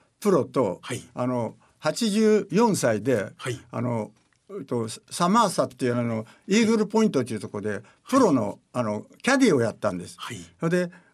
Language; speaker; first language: Japanese; native; Japanese